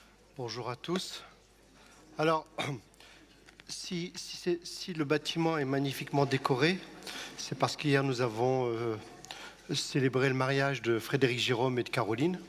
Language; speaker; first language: French; native; French